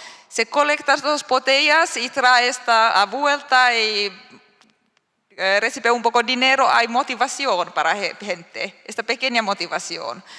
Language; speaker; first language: Spanish; non-native, learner; Finnish